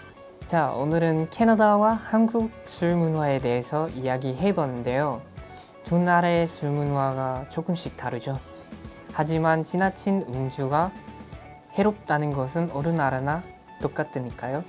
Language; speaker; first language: Korean; non-native, fluent; English